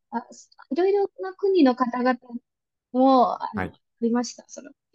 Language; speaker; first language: Japanese; non-native, fluent; Hindi